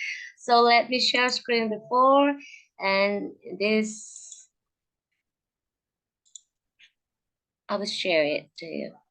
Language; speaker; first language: English; non-native, learner; Indonesian